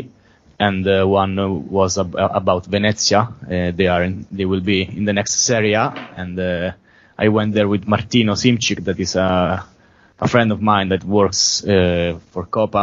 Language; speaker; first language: English; non-native, fluent; Italian